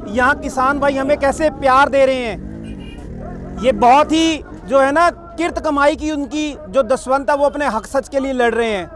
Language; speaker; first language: Hindi; non-native, local second language; Punjabi